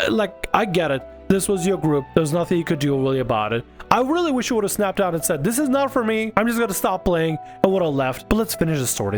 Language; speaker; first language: English; native; English